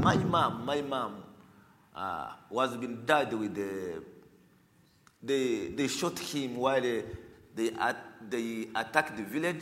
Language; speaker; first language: English; non-native, learner; Kinyarwanda